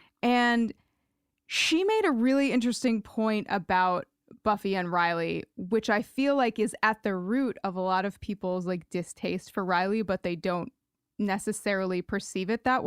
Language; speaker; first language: English; native; English